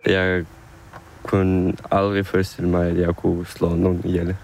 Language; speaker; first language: Danish; early bilingual, other home language; Ukrainian